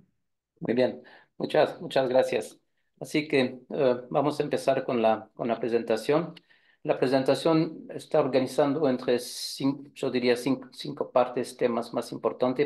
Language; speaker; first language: Spanish; non-native, fluent; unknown